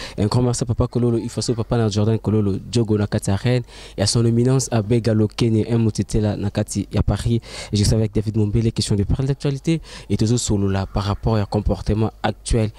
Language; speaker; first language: French; non-native, local second language; Lingala